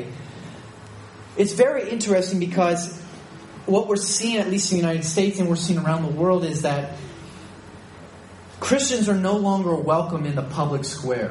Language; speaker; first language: English; native; English